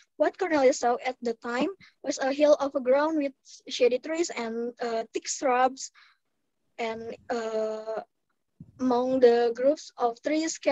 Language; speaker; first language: English; non-native, fluent; Indonesian